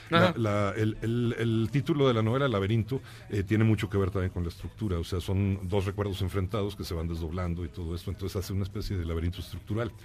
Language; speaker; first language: Spanish; native; Spanish